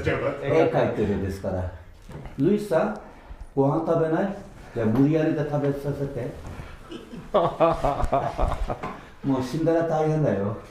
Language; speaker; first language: Japanese; non-native, learner; Turkish